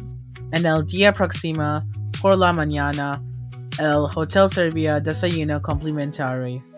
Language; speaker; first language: Spanish; non-native, learner; English